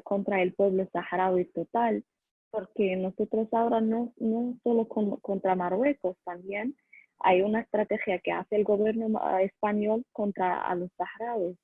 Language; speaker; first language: Spanish; non-native, learner; Arabic